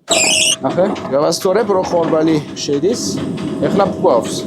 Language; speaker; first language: Georgian; non-native, learner; French